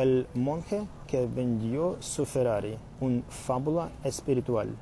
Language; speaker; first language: Spanish; non-native, learner; Russian